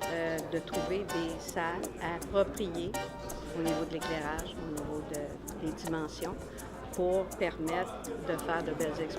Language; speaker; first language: French; native; French